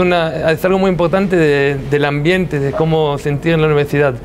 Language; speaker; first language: Spanish; non-native, fluent; Hebrew